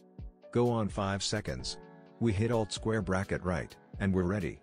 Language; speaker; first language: English; non-native, fluent; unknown